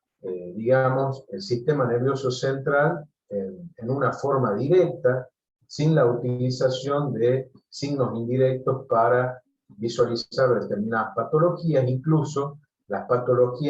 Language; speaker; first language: Spanish; native; Spanish